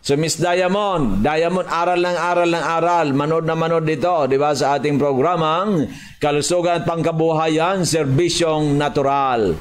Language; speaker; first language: Filipino; non-native, local second language; Bikol